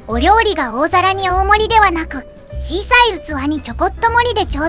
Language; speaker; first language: Japanese; native; Japanese